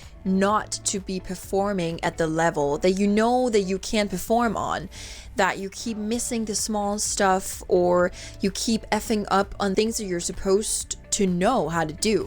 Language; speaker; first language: English; non-native, fluent; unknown